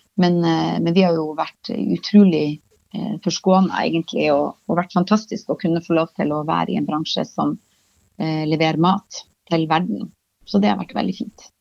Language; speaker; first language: Norwegian; native; Norwegian